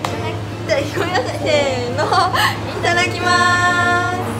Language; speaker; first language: Japanese; native; Japanese